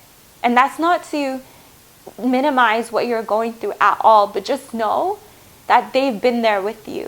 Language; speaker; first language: English; native; English